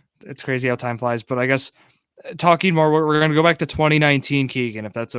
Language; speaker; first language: English; native; English